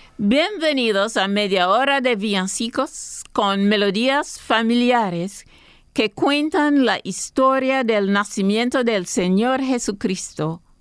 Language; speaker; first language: Spanish; non-native, fluent; English